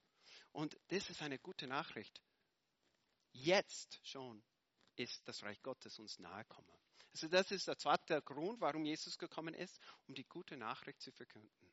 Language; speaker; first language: German; non-native, fluent; English